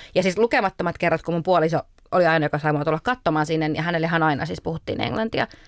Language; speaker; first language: Finnish; early bilingual, other home language; Arabic